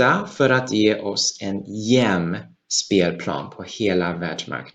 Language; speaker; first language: Swedish; non-native, fluent; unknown